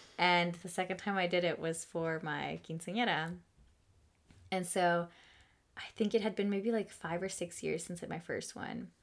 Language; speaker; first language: English; early bilingual, other home language; Spanish